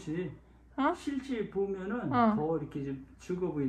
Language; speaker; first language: Korean; native; Korean